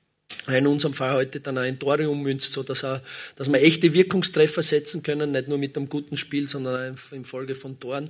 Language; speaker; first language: German; native; German